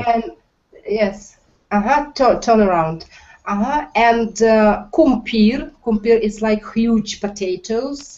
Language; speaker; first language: English; non-native, learner; Russian